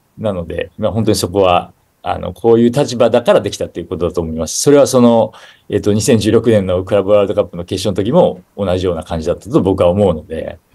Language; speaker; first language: Japanese; native; Japanese